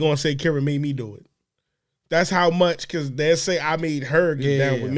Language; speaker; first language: English; native; English